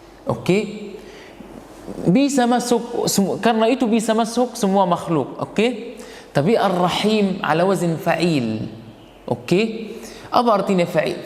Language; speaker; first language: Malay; non-native, fluent; Arabic